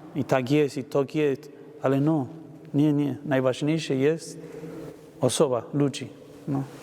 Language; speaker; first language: Polish; non-native, learner; Spanish